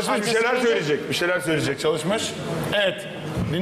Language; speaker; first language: Turkish; native; Turkish